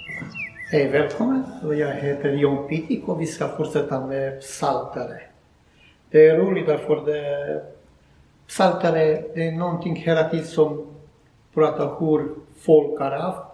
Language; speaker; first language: Swedish; non-native, learner; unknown